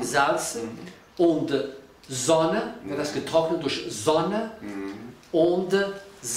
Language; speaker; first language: German; non-native, learner; Portuguese